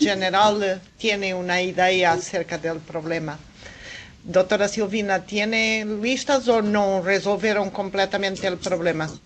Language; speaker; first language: Spanish; non-native, fluent; Portuguese